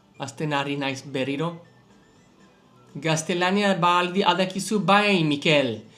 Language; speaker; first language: Basque; non-native, learner; English